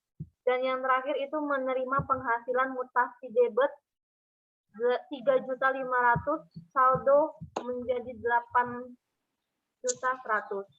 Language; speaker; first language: Indonesian; native; Indonesian